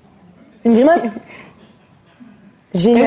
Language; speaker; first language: French; native; French